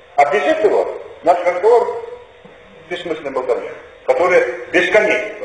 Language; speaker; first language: Russian; non-native, local second language; Georgian